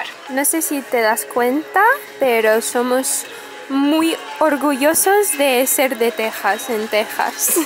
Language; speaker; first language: Spanish; non-native, fluent; English